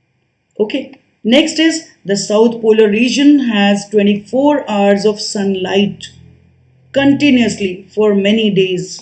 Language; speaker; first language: English; non-native, local second language; Hindi